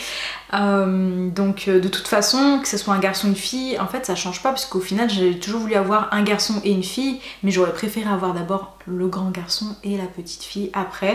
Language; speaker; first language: French; native; French